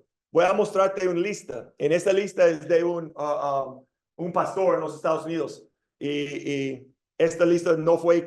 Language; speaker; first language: Spanish; non-native, fluent; English